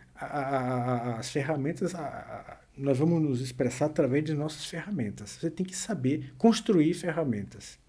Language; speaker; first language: Portuguese; native; Portuguese